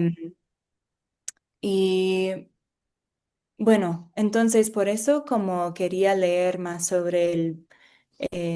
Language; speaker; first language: Spanish; non-native, fluent; English